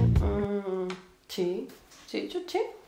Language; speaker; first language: Korean; non-native, learner; Spanish